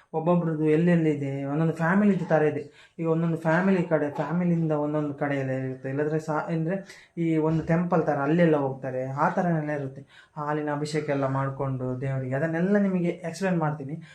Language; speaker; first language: Kannada; non-native, local second language; Tulu